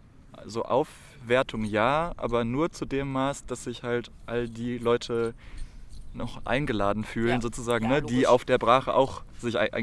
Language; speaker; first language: German; native; German